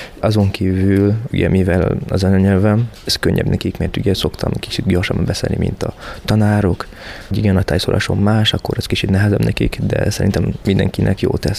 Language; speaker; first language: Hungarian; non-native, fluent; French